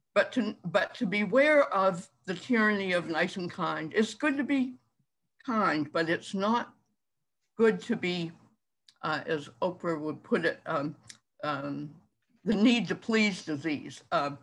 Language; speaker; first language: English; native; English